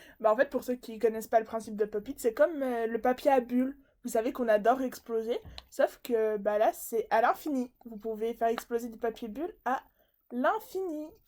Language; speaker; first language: French; native; French